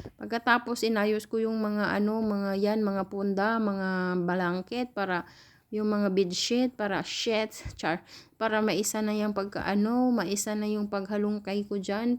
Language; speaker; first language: Filipino; native; Filipino